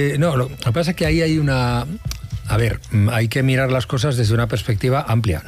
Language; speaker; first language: Spanish; native; Spanish